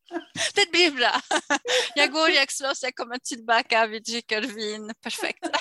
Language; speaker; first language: Swedish; non-native, fluent; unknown